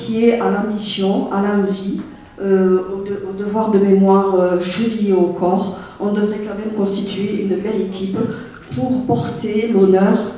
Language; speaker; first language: French; native; French